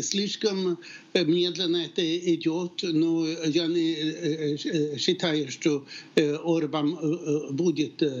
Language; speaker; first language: Russian; non-native, fluent; Swedish